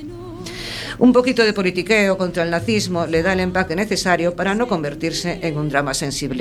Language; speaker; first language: Spanish; native; Spanish